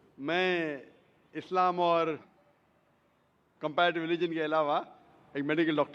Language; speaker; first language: Hindi; native; Hindi